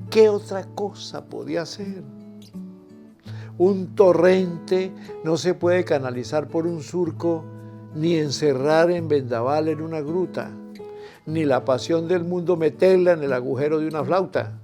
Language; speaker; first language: Spanish; native; Spanish